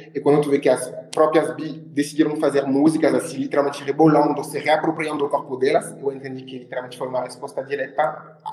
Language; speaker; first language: Portuguese; non-native, fluent; French